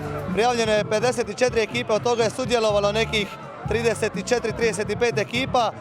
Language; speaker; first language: Bosnian; native; Bosnian